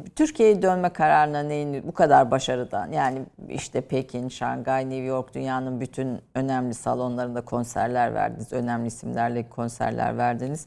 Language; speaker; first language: Turkish; native; Turkish